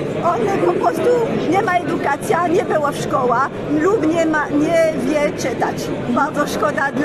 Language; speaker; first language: Polish; non-native, learner; French